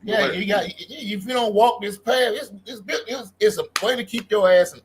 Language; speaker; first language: English; native; English